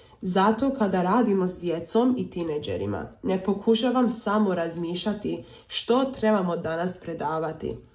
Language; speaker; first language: Serbian; early bilingual, heritage; Croatian